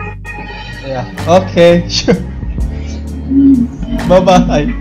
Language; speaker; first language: English; non-native, learner; Indonesian